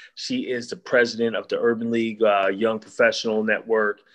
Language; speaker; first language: English; native; English